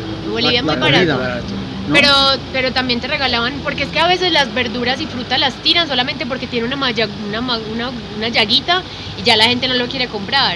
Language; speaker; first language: Spanish; native; Spanish